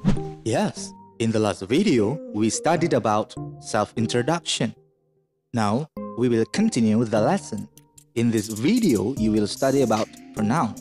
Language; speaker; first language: English; non-native, learner; Indonesian